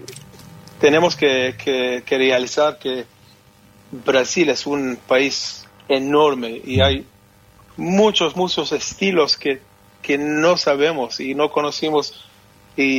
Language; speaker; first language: Spanish; non-native, fluent; Hebrew